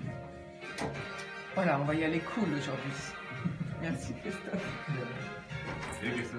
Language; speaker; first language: French; native; French